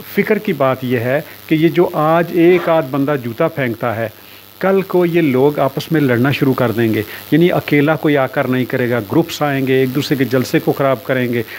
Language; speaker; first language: Urdu; non-native, local second language; Punjabi